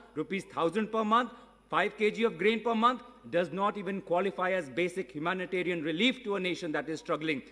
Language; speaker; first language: English; non-native, local second language; Assamese